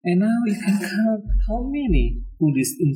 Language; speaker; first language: English; non-native, learner; Indonesian